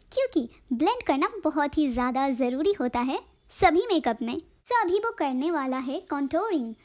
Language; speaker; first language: Hindi; non-native, local second language; Bangla